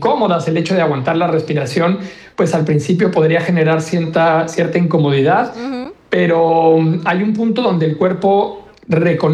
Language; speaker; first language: Spanish; native; Spanish